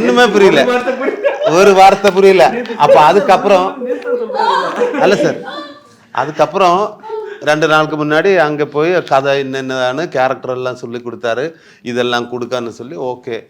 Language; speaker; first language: Tamil; non-native, learner; Malayalam